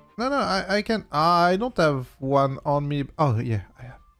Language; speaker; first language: English; non-native, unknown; French